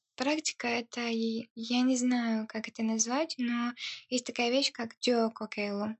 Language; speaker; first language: Russian; early bilingual, heritage; Russian